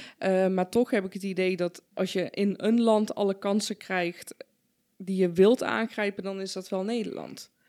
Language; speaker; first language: Dutch; early bilingual, other home language; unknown